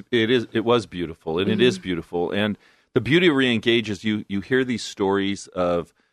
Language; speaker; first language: English; native; English